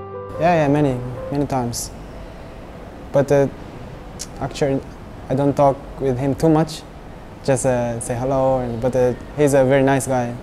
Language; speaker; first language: English; non-native, learner; Japanese